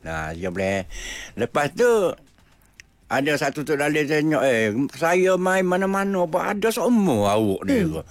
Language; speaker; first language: Malay; non-native, local second language; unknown